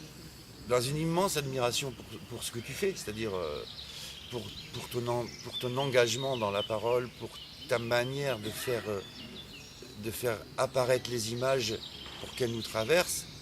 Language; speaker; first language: French; native; French